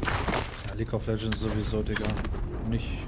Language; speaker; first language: German; native; German